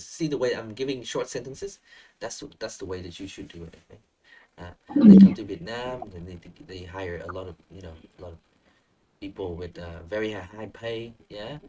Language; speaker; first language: English; non-native, fluent; Vietnamese